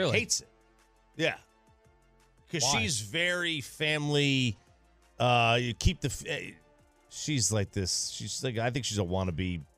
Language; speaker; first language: English; native; English